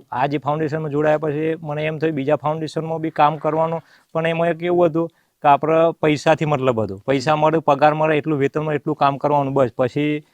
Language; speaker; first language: Gujarati; native; Gujarati